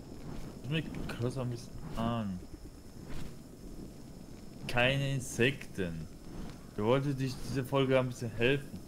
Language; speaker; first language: German; non-native, learner; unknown